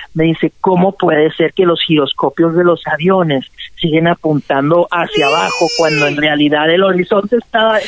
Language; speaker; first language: Spanish; native; Spanish